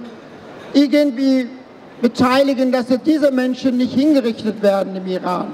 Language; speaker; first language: German; non-native, fluent; Persian